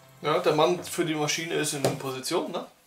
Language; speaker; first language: German; native; German